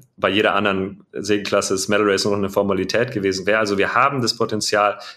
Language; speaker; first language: German; native; German